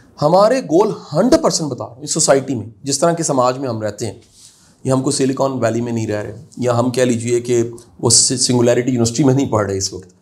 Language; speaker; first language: Urdu; non-native, local second language; Punjabi